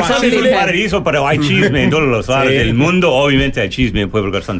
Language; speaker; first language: Spanish; non-native, learner; English